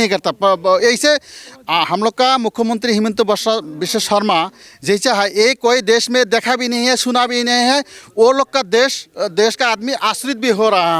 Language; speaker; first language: Hindi; non-native, local second language; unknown